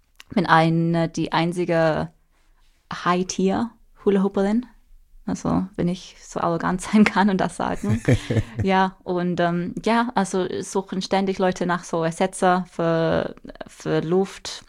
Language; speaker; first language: German; non-native, fluent; English